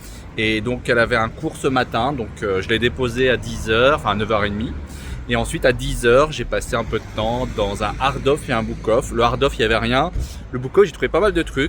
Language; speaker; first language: French; native; French